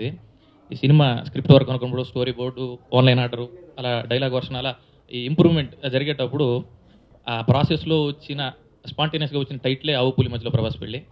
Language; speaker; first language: Telugu; native; Telugu